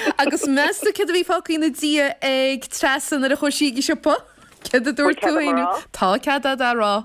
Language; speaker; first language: Irish; native; Irish